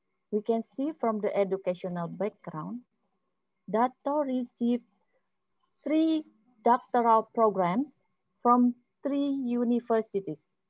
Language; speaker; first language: English; non-native, fluent; Indonesian